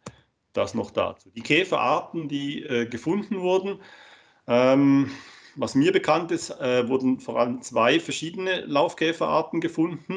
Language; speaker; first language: German; native; German